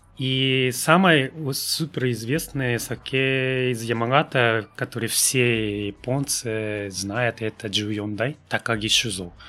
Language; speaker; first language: Russian; non-native, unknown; Japanese